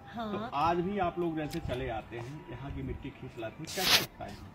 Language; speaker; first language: Hindi; native; Hindi